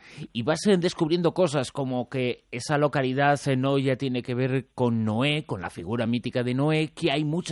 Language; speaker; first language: Spanish; native; Spanish